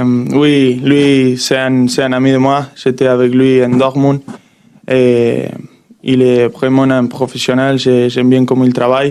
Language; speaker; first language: French; non-native, learner; Spanish